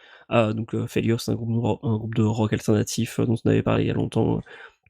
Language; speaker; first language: French; native; French